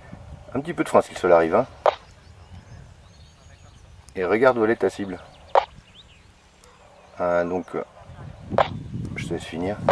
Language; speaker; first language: French; native; French